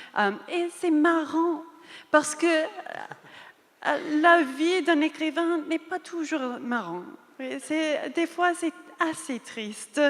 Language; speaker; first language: French; non-native, fluent; English